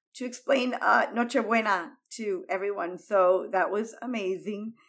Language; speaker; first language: English; early bilingual, heritage; Spanish